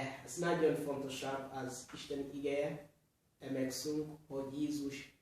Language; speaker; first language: Hungarian; non-native, learner; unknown